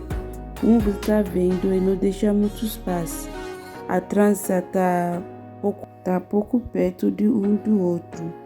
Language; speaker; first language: Portuguese; non-native, learner; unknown